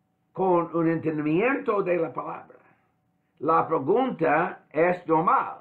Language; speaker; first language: Spanish; non-native, fluent; English